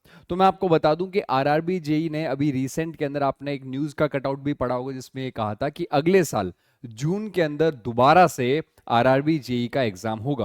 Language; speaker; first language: Hindi; native; Hindi